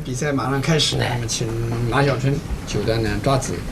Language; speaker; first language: Chinese; native; Chinese